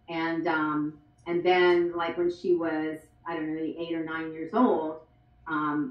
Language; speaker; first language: English; native; English